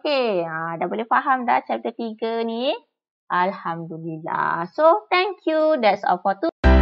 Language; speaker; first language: English; non-native, local second language; Malay